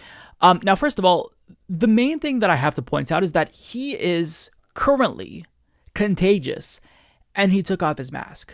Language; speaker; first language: English; native; English